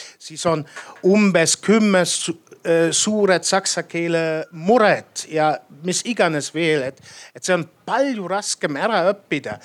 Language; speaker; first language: Estonian; non-native, fluent; German